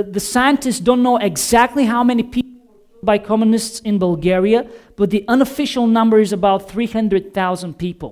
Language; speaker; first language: English; non-native, fluent; Bulgarian